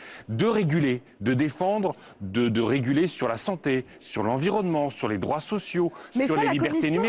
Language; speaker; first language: French; native; French